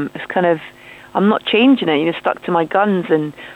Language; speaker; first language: English; native; English